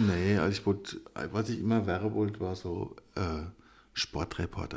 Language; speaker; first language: German; native; German